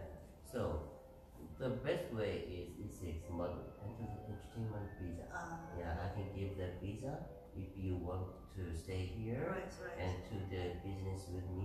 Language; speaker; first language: English; non-native, learner; Korean